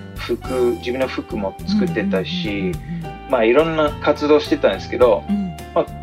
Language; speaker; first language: Japanese; non-native, fluent; English